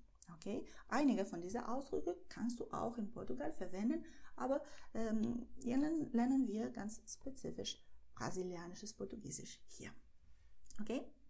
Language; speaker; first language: German; non-native, fluent; Portuguese